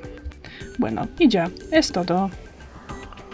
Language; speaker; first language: Spanish; native; Spanish